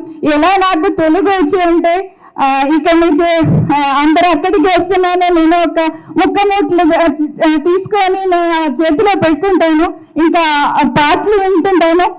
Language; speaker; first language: Telugu; non-native, learner; Malayalam